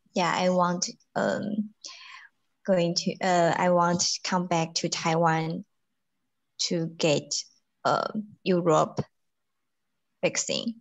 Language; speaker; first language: English; non-native, learner; Chinese